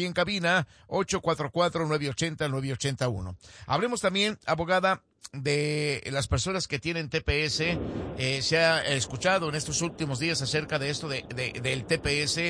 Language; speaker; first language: Spanish; native; Spanish